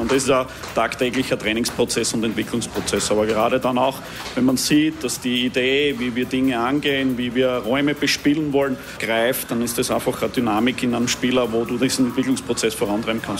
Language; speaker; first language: German; native; German